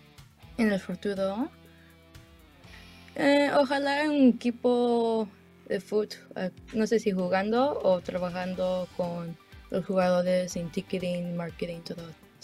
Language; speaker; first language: Spanish; early bilingual, heritage; Spanish